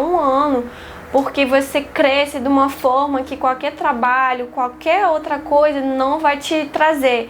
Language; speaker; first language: Portuguese; non-native, fluent; French